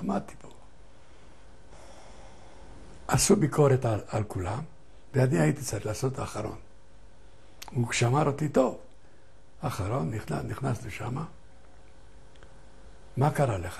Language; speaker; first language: Hebrew; non-native, fluent; Ladino